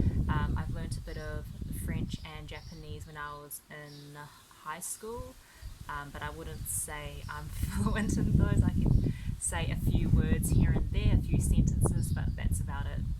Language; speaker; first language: English; early bilingual, other home language; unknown